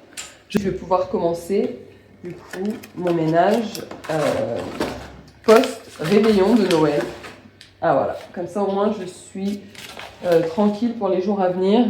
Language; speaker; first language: French; native; French